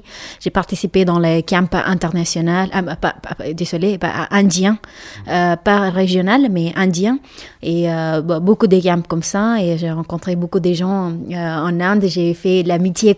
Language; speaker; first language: French; non-native, learner; Malayalam